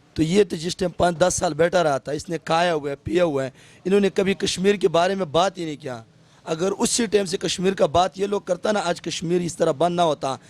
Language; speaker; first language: Urdu; non-native, local second language; Pashto